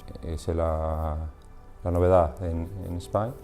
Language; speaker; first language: French; non-native, learner; Spanish